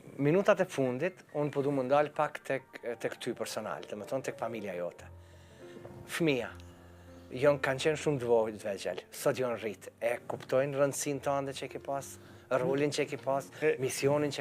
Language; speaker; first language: Albanian; native; Albanian